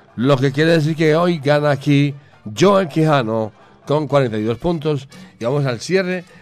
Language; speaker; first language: Spanish; native; Spanish